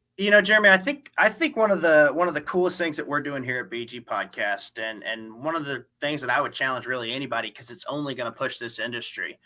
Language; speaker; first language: English; native; English